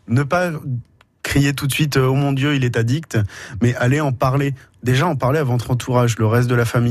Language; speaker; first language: French; native; French